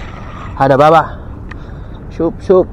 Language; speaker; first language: Arabic; non-native, learner; Filipino